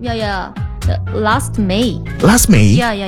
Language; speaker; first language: English; non-native, learner; Korean